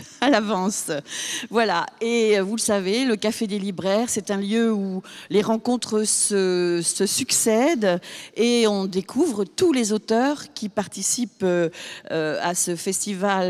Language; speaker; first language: French; native; French